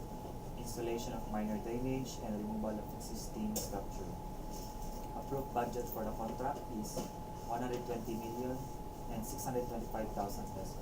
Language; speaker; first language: English; non-native, local second language; Cebuano